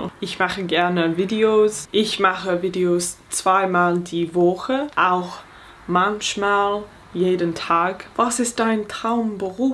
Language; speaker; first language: German; non-native, learner; English